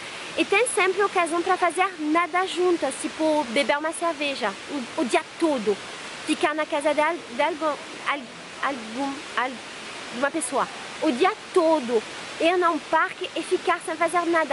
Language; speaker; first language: Portuguese; non-native, fluent; French